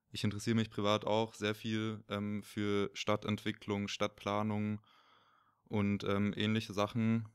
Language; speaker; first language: German; native; German